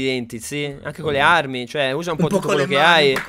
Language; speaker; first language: Italian; native; Italian